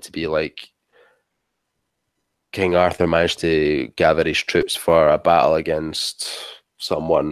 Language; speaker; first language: English; native; English